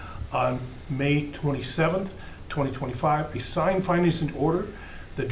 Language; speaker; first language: English; native; English